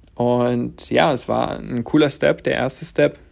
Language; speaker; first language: German; native; German